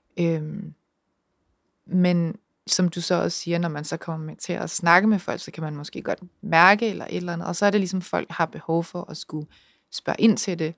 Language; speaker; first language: Danish; native; Danish